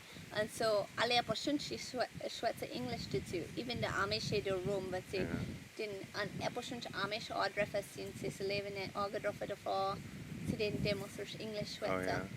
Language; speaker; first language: German; early bilingual, heritage; Pennsylvania German